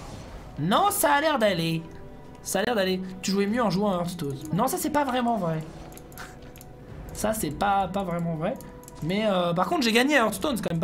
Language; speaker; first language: French; native; French